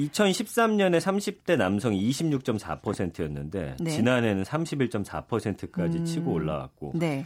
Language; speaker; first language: Korean; native; Korean